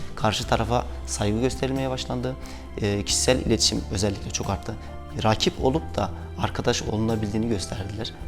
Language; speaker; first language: Turkish; native; Turkish